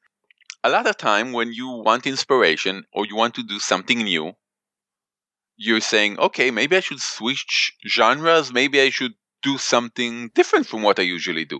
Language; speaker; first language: English; non-native, fluent; Hebrew